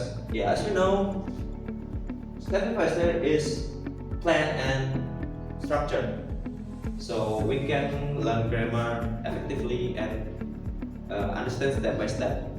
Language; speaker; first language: English; non-native, learner; Indonesian